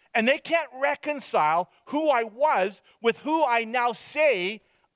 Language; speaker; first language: English; native; English